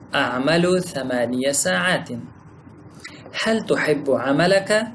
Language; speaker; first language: Arabic; non-native, fluent; Pashto